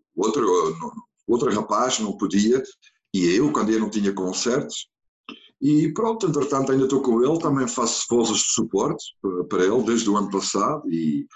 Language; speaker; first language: Portuguese; non-native, fluent; Dutch